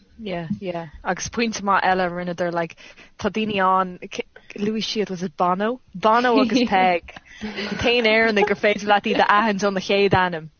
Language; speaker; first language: Irish; non-native, local second language; English